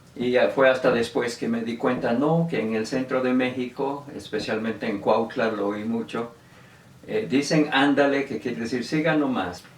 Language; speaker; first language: Spanish; non-native, local second language; English